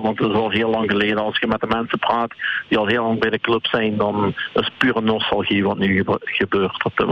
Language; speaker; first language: Dutch; native; Dutch